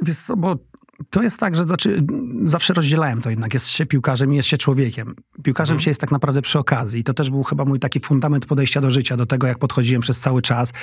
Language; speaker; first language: Polish; native; Polish